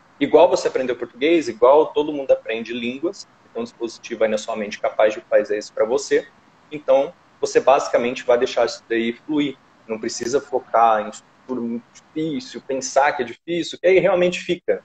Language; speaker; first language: Portuguese; native; Portuguese